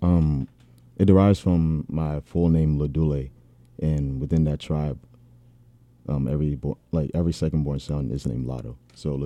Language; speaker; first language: English; native; English